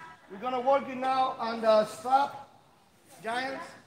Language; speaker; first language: English; non-native, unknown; Spanish